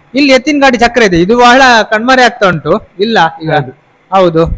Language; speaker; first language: Kannada; non-native, local second language; Tulu